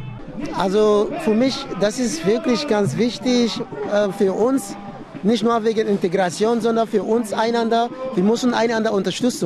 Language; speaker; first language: German; non-native, fluent; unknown